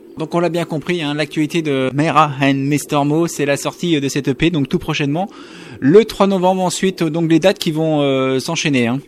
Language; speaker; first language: French; native; French